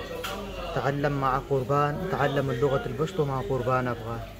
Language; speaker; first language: Arabic; non-native, fluent; Pashto